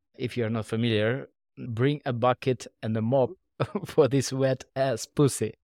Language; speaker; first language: English; non-native, fluent; Russian